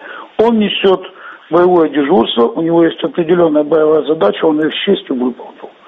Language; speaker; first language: Russian; native; Russian